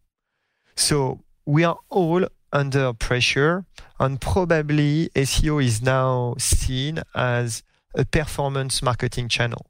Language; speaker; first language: English; non-native, fluent; French